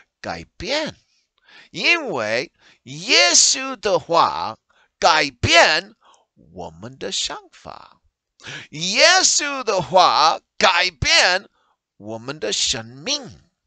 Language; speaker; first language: Chinese; non-native, learner; English